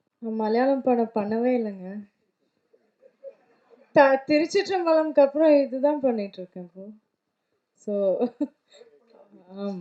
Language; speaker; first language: Tamil; non-native, local second language; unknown